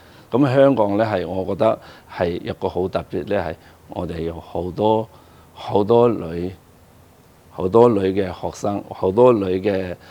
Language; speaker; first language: Cantonese; non-native, fluent; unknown